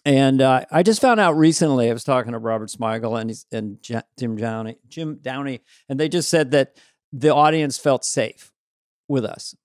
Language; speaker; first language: English; native; English